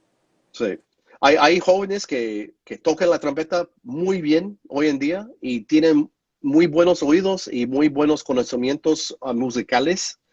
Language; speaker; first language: Spanish; non-native, fluent; English